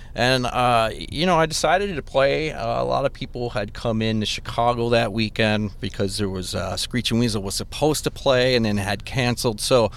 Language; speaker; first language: English; native; English